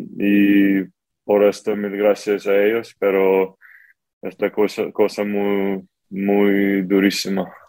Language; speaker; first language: Spanish; non-native, learner; Ukrainian